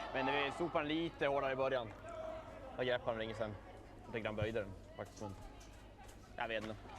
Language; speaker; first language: Swedish; native; Swedish